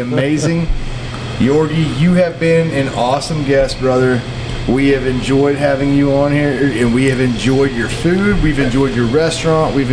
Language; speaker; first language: English; native; English